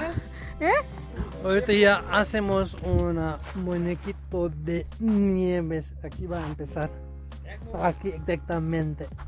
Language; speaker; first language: Spanish; non-native, learner; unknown